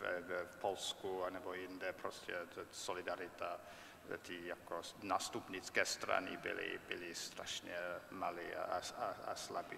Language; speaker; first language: Czech; non-native, fluent; English